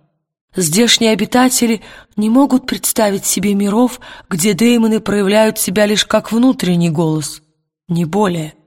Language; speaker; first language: Russian; native; Russian